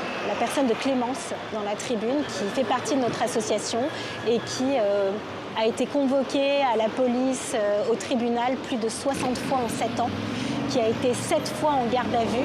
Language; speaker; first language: French; native; French